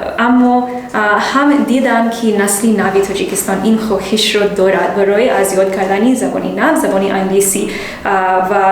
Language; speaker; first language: Persian; non-native, learner; English